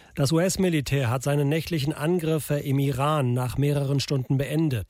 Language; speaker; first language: German; native; German